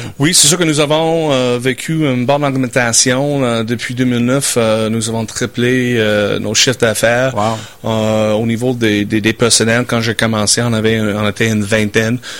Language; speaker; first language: French; non-native, fluent; English